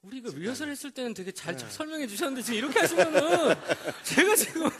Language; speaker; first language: Korean; native; Korean